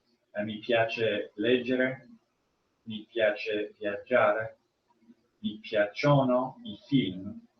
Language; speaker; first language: Italian; non-native, learner; English